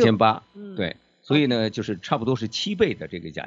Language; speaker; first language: Chinese; native; Chinese